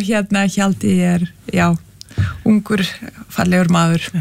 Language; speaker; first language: Icelandic; non-native, fluent; Lithuanian